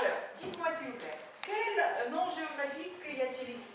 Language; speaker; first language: French; non-native, fluent; Ukrainian